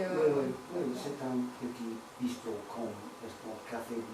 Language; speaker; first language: French; non-native, learner; English